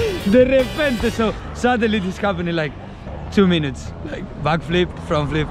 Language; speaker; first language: English; non-native, learner; Spanish